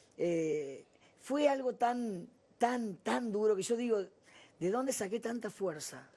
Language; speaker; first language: Spanish; native; Spanish